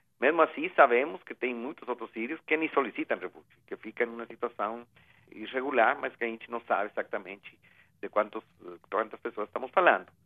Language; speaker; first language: Portuguese; non-native, fluent; Spanish